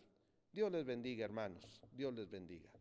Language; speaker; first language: Spanish; native; Spanish